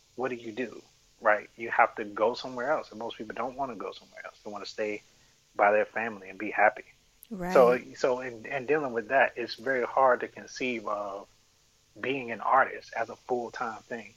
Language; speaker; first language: English; native; English